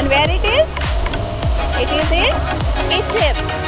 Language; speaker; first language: English; non-native, learner; Hindi